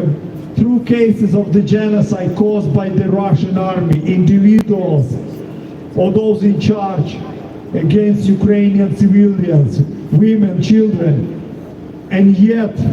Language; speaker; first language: English; non-native, fluent; Ukrainian